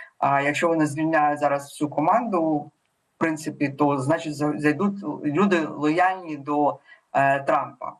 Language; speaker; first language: Ukrainian; native; Ukrainian